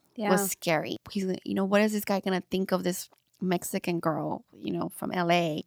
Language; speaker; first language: English; native; English